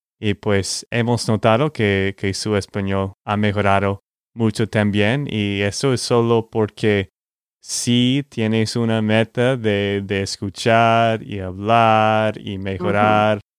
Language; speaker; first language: Spanish; non-native, fluent; English